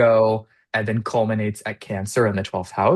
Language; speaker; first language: English; native; English